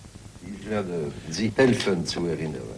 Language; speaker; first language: German; non-native, fluent; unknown